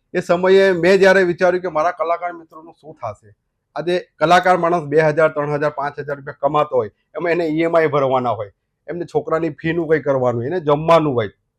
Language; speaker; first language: Gujarati; native; Gujarati